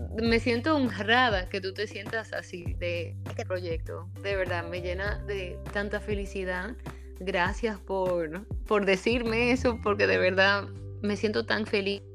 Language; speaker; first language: Spanish; early bilingual, heritage; Spanish